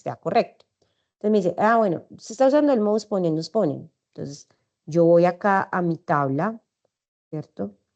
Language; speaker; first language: Spanish; native; Spanish